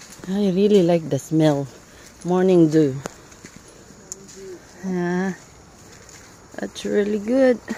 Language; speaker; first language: English; non-native, learner; Filipino